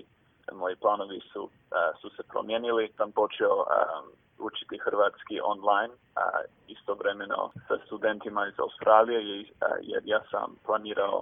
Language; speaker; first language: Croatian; early bilingual, heritage; English